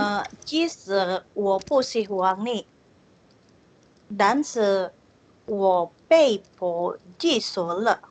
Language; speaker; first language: Chinese; non-native, learner; Indonesian